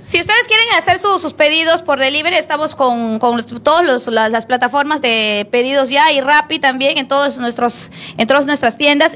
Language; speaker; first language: Spanish; native; Spanish